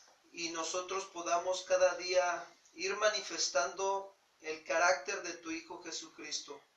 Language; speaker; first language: Spanish; native; Spanish